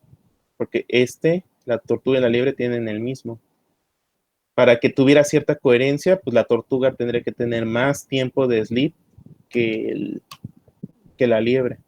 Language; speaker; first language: Spanish; native; Spanish